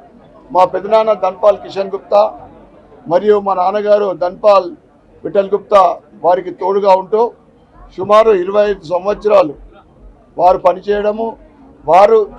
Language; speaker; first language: Telugu; native; Telugu